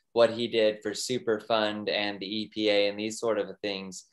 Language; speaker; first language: English; native; English